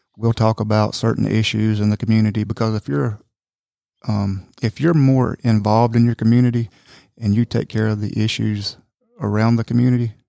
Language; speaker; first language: English; native; English